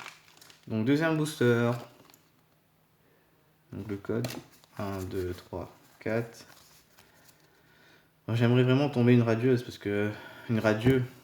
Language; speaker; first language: French; native; French